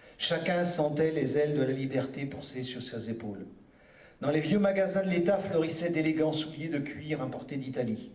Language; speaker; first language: French; native; French